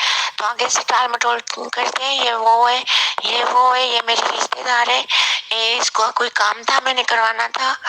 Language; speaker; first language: Hindi; non-native, local second language; Punjabi